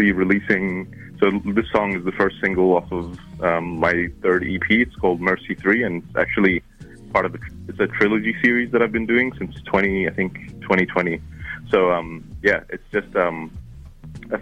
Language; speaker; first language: English; non-native, local second language; Arabic